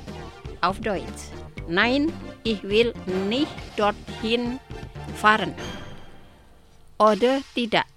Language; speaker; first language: German; non-native, fluent; Indonesian